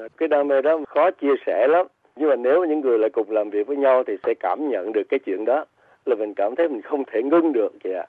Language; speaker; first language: Vietnamese; native; Vietnamese